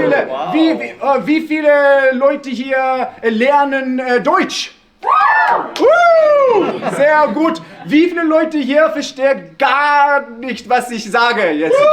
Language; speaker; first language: German; non-native, learner; Norwegian